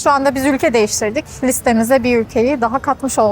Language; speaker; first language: Turkish; native; Turkish